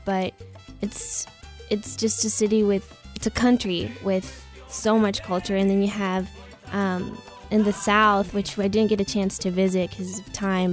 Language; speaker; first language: English; early bilingual, other home language; Spanish